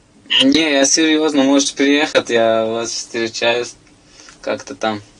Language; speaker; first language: Russian; non-native, local second language; Tajik